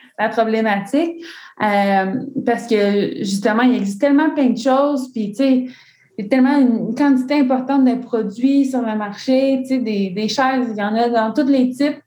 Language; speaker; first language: French; native; French